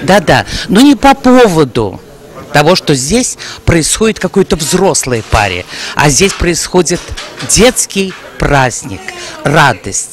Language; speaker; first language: Russian; native; Russian